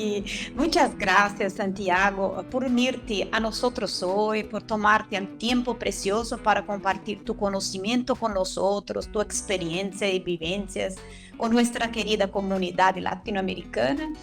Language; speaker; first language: Spanish; non-native, fluent; Portuguese